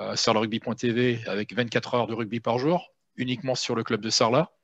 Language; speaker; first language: French; native; French